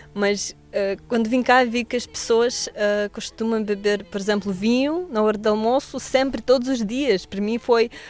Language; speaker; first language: Portuguese; non-native, fluent; Russian